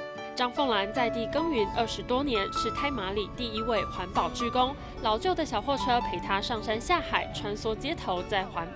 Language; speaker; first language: Chinese; native; Chinese